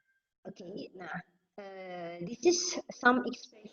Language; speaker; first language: English; non-native, fluent; Indonesian